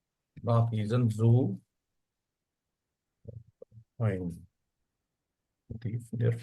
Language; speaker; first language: German; non-native, learner; Urdu